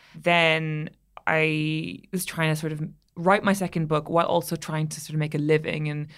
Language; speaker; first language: English; native; English